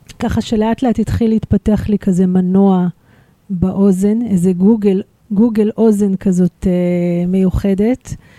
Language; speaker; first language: Hebrew; early bilingual, other home language; Russian